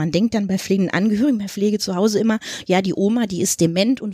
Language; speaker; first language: German; native; German